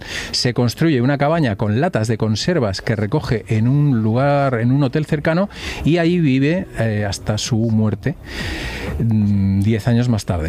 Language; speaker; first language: Spanish; native; Spanish